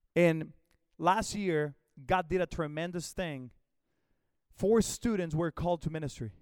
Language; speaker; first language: English; non-native, fluent; Spanish